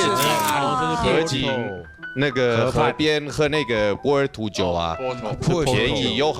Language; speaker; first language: Chinese; non-native, fluent; Spanish